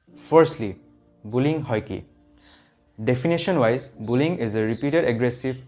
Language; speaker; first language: English; non-native, local second language; Assamese